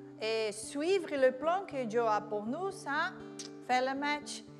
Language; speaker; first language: French; non-native, learner; Portuguese